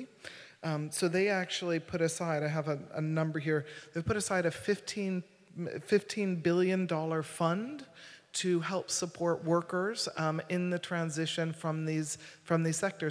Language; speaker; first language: English; native; English